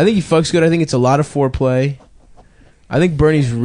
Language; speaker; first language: English; native; English